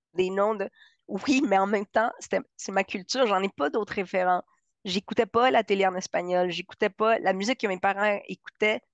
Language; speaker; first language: French; early bilingual, other home language; Spanish